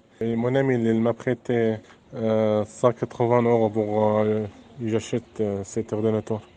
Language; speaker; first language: French; non-native, learner; Arabic